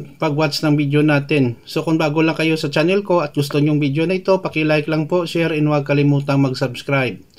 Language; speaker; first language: Filipino; non-native, local second language; Hiligaynon